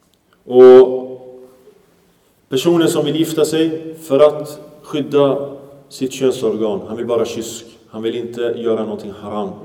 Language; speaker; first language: Swedish; early bilingual, other home language; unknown